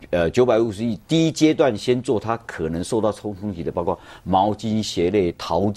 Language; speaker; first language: Chinese; native; Chinese